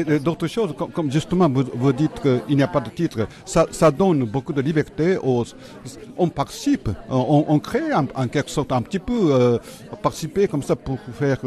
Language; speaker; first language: French; non-native, fluent; Japanese